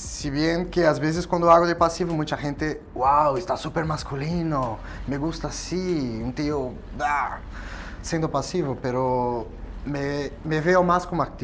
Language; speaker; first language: Spanish; non-native, fluent; Portuguese